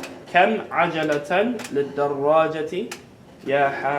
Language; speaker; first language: Arabic; non-native, fluent; English